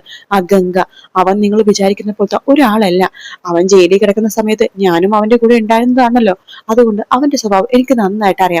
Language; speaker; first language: Malayalam; native; Malayalam